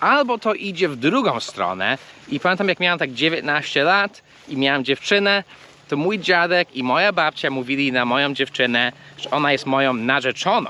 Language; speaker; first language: Polish; early bilingual, heritage; English